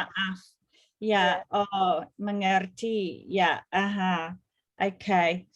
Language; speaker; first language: Indonesian; non-native, fluent; English